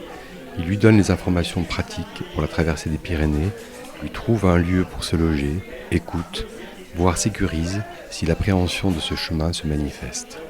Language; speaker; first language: French; native; French